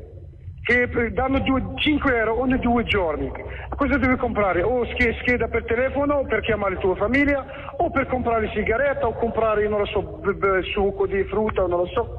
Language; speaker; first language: Italian; non-native, learner; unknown